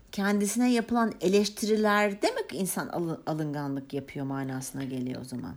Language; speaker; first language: Turkish; native; Turkish